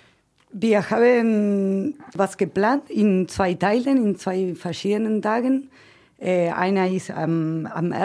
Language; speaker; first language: German; non-native, fluent; Spanish